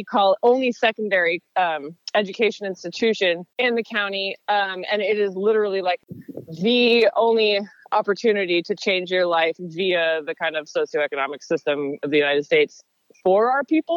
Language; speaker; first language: English; native; English